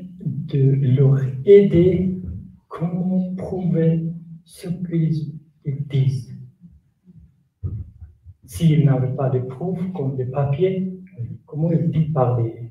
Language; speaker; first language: French; non-native, learner; Kurdish